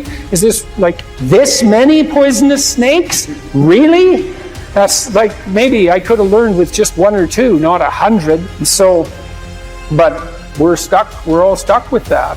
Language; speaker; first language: English; native; English